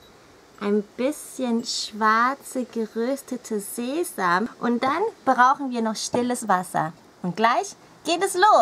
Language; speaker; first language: German; early bilingual, other home language; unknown